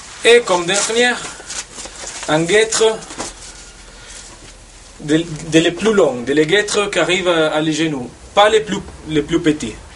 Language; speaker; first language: French; non-native, fluent; Spanish